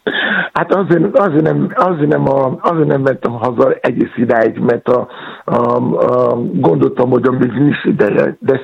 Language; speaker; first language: Hungarian; non-native, fluent; Yoruba